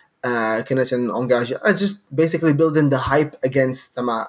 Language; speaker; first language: English; non-native, fluent; Arabic